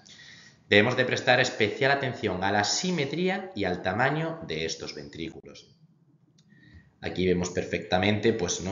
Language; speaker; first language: Spanish; native; Spanish